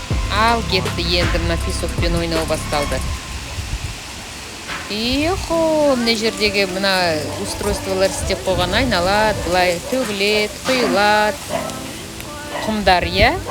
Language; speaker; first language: Kazakh; native; Kazakh